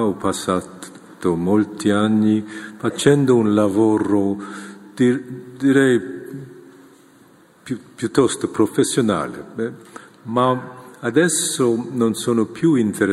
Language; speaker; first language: Italian; non-native, fluent; Korean